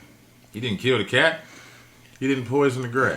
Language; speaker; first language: English; native; English